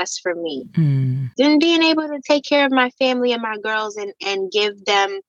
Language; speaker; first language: English; native; English